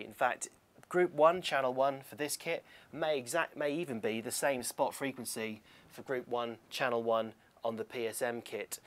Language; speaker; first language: English; native; English